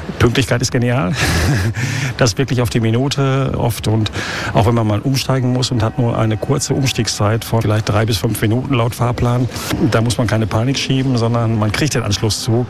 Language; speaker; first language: German; native; German